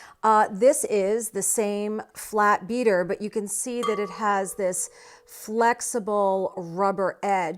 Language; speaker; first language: English; native; English